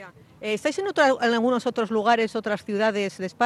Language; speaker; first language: Spanish; native; Spanish